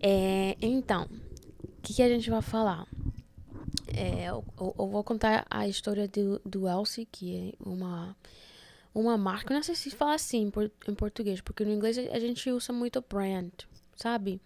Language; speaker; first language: Portuguese; early bilingual, heritage; Portuguese